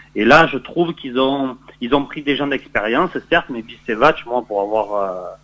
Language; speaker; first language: French; native; French